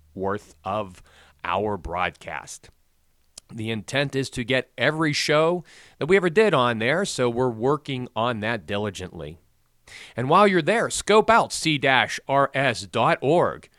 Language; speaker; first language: English; native; English